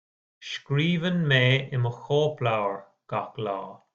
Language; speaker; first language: Irish; non-native, learner; English